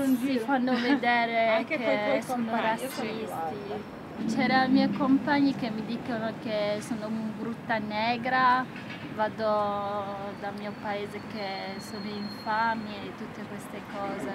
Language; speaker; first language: Italian; early bilingual, other home language; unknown